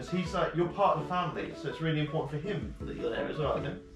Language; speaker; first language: English; native; English